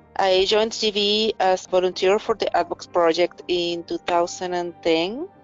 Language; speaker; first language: English; non-native, fluent; Spanish